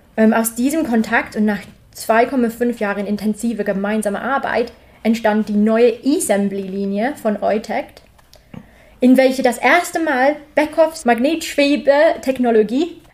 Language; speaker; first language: German; non-native, fluent; English